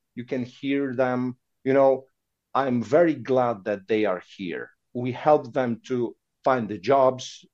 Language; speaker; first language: English; non-native, fluent; Polish